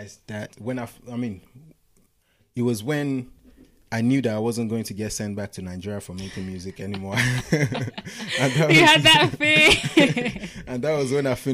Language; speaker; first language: English; non-native, local second language; Yoruba